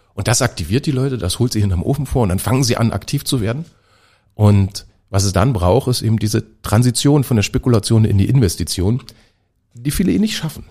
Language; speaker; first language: German; native; German